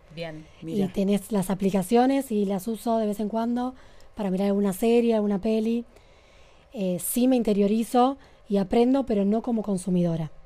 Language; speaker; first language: Spanish; native; Spanish